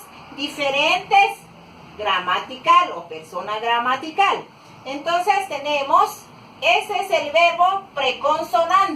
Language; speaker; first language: Spanish; non-native, local second language; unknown